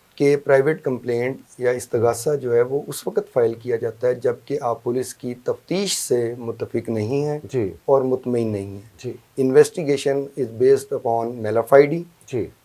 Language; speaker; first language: Urdu; non-native, local second language; Punjabi